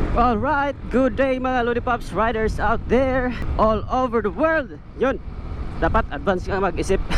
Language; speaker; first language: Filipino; non-native, local second language; Cebuano